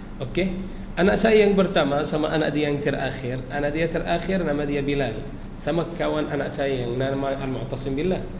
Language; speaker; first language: Malay; non-native, fluent; Arabic